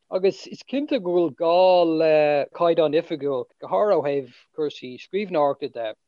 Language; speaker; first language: Irish; non-native, local second language; English